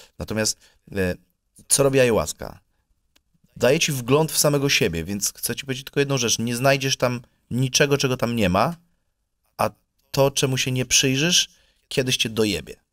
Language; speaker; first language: Polish; native; Polish